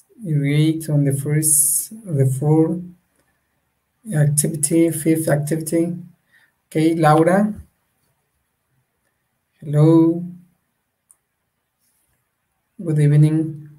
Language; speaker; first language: English; non-native, fluent; Spanish